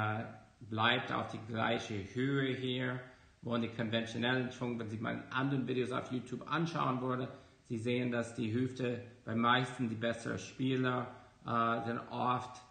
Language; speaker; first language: German; non-native, fluent; English